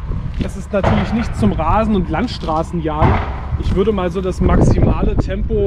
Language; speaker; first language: German; native; German